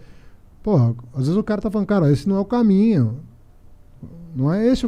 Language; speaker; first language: Portuguese; native; Portuguese